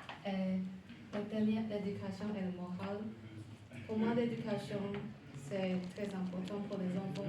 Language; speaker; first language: French; non-native, learner; Chinese